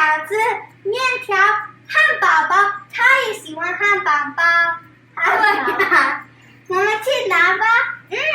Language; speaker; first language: Chinese; non-native, learner; English